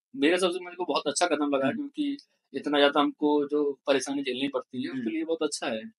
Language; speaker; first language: Hindi; native; Hindi